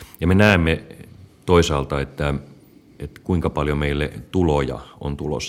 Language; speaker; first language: Finnish; native; Finnish